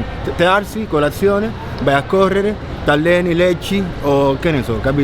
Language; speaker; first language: Italian; native; Italian